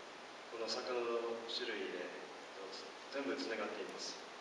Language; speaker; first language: Japanese; non-native, fluent; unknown